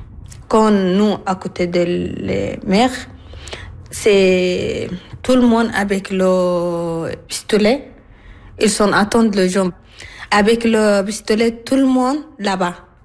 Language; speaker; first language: French; non-native, learner; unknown